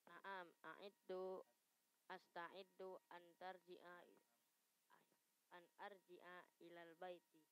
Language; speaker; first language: Arabic; non-native, learner; Indonesian